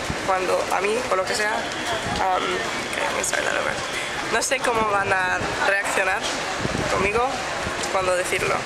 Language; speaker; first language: Spanish; non-native, learner; English